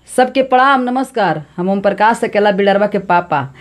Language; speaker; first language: Hindi; native; Hindi